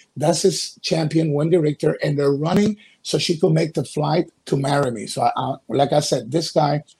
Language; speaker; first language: English; early bilingual, other home language; Spanish